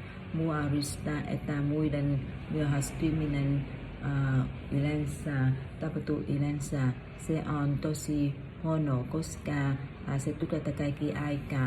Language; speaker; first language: Finnish; non-native, learner; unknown